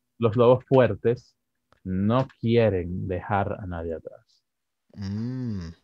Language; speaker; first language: Spanish; native; Spanish